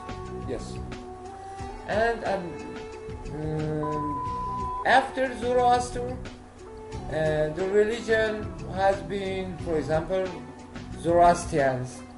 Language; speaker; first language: English; non-native, learner; Persian